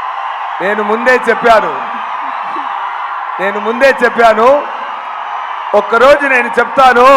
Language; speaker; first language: Telugu; non-native, learner; Tamil